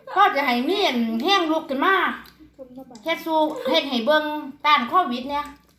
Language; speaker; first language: Thai; native; Thai